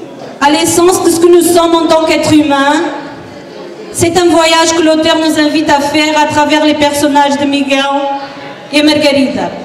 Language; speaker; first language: French; non-native, fluent; Portuguese